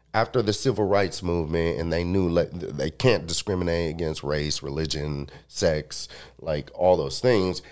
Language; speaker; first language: English; early bilingual, other home language; Spanish